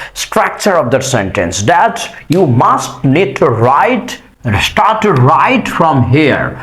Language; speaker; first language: English; non-native, local second language; Bangla